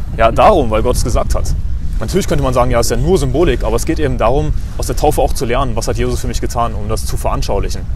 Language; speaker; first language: German; native; German